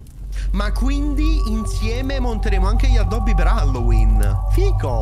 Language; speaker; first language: Italian; native; Italian